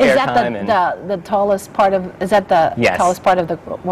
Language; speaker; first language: English; native; English